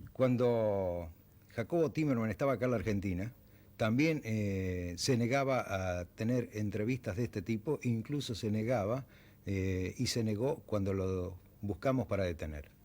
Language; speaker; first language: Spanish; native; Spanish